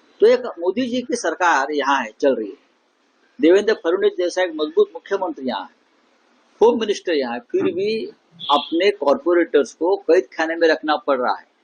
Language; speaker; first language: Hindi; non-native, local second language; Marathi